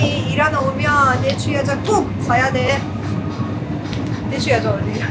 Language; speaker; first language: Korean; non-native, learner; Persian